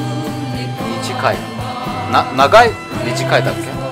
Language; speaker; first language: Japanese; non-native, learner; German